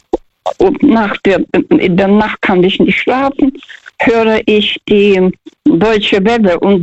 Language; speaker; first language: German; non-native, fluent; Russian